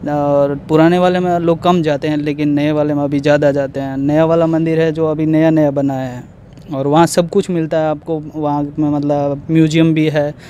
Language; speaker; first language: Hindi; native; Hindi